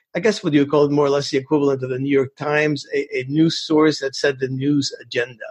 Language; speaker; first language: English; early bilingual, other home language; Spanish